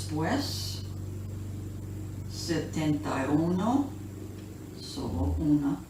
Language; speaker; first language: Spanish; non-native, fluent; English